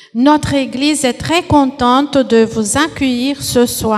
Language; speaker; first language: French; non-native, fluent; Portuguese